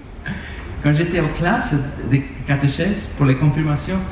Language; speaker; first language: French; non-native, fluent; Spanish